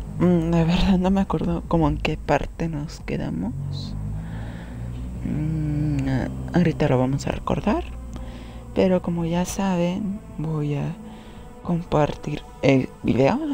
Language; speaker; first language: Spanish; native; Spanish